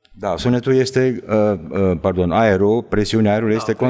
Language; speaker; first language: Romanian; native; Romanian